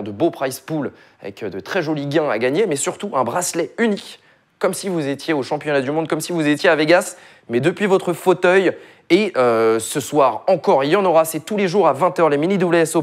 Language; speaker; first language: French; native; French